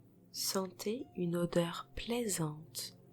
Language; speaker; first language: French; native; French